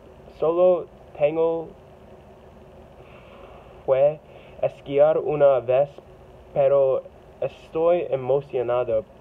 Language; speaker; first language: Spanish; non-native, learner; English